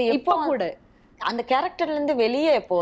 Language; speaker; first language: Tamil; native; Tamil